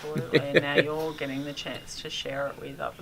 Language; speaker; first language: English; native; English